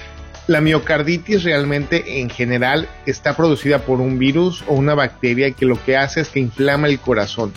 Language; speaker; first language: Spanish; native; Spanish